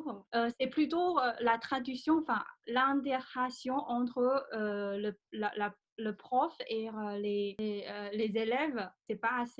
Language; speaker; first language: French; non-native, fluent; Chinese